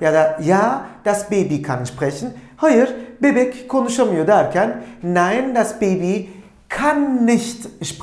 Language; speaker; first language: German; non-native, fluent; Turkish